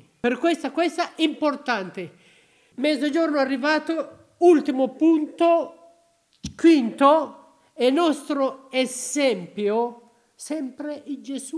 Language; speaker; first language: Italian; non-native, learner; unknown